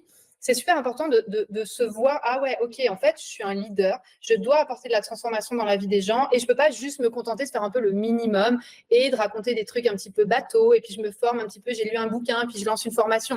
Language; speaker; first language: French; native; French